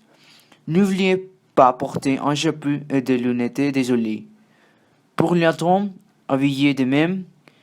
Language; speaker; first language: French; non-native, learner; Spanish